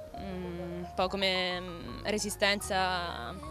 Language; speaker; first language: Italian; native; Italian